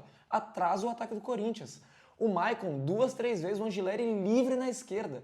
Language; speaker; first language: Portuguese; native; Portuguese